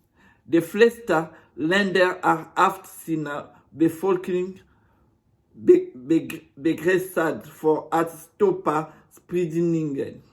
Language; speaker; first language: Swedish; non-native, learner; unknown